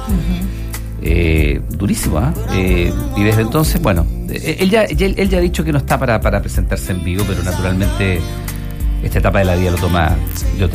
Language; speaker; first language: Spanish; native; Spanish